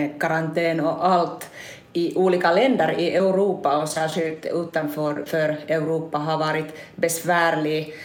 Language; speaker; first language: Swedish; non-native, local second language; Finnish